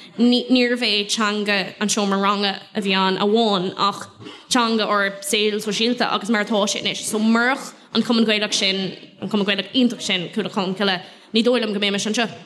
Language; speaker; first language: Irish; non-native, local second language; English